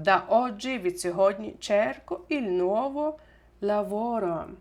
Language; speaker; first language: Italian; non-native, fluent; Ukrainian